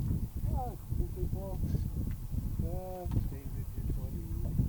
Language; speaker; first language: French; non-native, learner; English